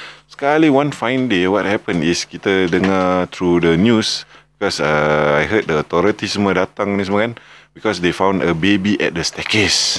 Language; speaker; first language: English; non-native, local second language; Malay